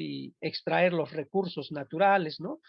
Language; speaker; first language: Spanish; non-native, local second language; Quechua